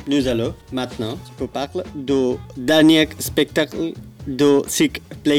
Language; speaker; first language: French; non-native, learner; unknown